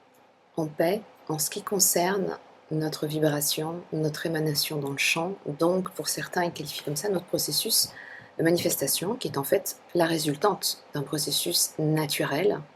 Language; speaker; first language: French; native; French